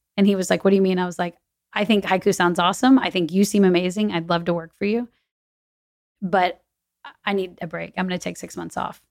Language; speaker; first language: English; native; English